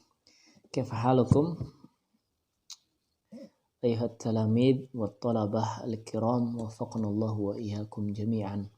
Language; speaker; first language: Arabic; non-native, fluent; Indonesian